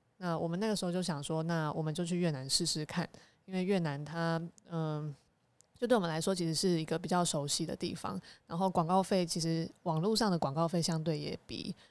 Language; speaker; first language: Chinese; native; Chinese